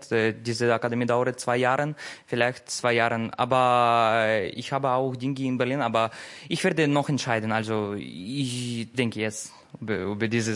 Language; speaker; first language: German; non-native, learner; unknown